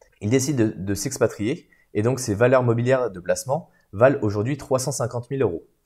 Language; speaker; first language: French; native; French